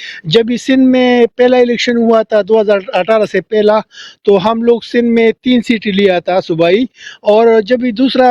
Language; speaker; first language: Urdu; non-native, local second language; Pashto